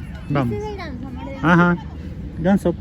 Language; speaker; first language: Spanish; non-native, learner; Russian